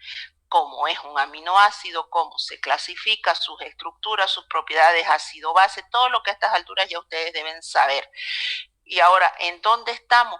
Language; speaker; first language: Spanish; native; Spanish